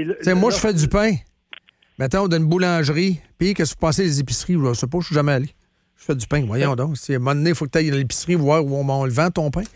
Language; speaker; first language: French; native; French